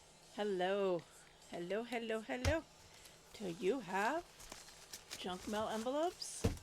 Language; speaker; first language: English; native; English